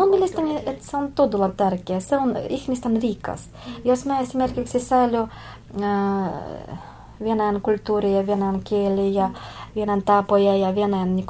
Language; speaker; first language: Finnish; non-native, learner; Russian